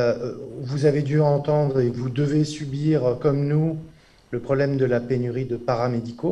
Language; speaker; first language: French; native; French